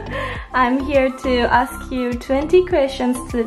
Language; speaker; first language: English; non-native, learner; Japanese